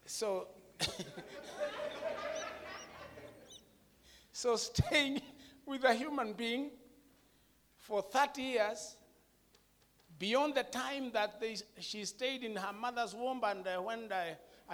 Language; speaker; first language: English; non-native, local second language; Kikuyu